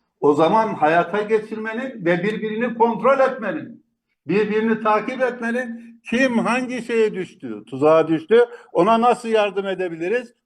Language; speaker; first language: Turkish; native; Turkish